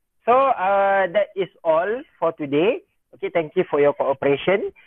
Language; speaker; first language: English; non-native, local second language; Malay